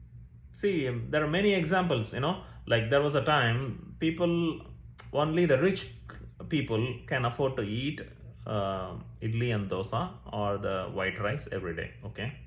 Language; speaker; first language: English; non-native, local second language; Tamil